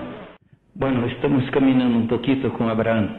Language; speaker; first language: Spanish; non-native, fluent; Portuguese